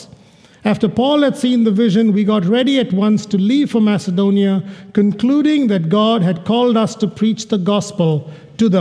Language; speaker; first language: English; non-native, local second language; Malayalam